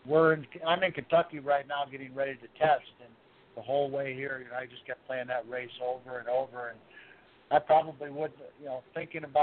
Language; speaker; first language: English; native; English